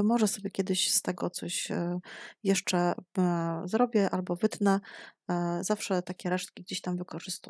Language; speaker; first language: Polish; native; Polish